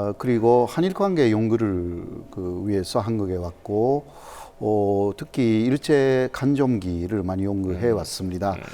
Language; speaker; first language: Korean; non-native, fluent; Japanese